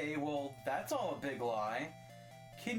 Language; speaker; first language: English; native; English